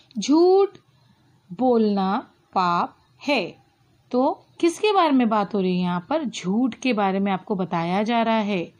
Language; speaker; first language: Hindi; non-native, local second language; Marathi